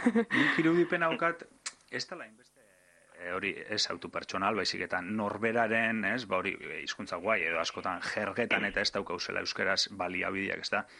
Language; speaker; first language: Basque; native; Basque